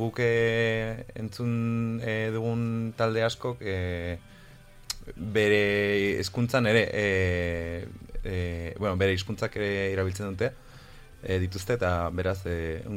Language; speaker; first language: Basque; early bilingual, other home language; Polish